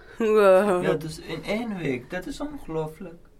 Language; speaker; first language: Dutch; non-native, learner; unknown